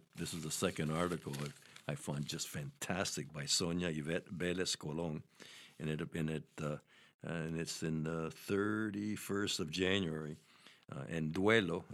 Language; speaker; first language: English; native; English